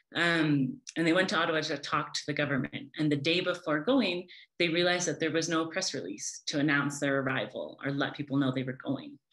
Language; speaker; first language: English; native; English